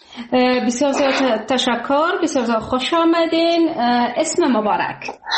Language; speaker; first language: Persian; native; Persian